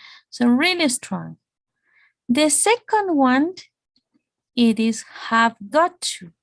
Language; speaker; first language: English; non-native, fluent; Spanish